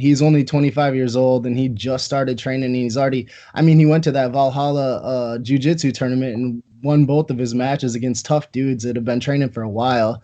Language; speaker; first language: English; native; English